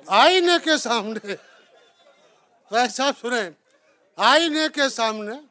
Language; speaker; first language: Urdu; native; Urdu